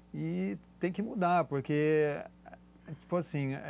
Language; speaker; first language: Portuguese; native; Portuguese